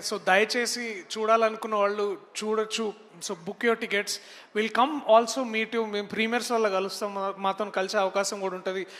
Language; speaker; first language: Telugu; native; Telugu